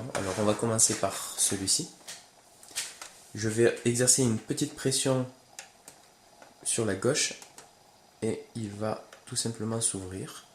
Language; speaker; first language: French; native; French